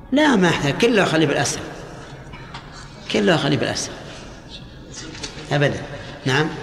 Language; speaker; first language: Arabic; native; Arabic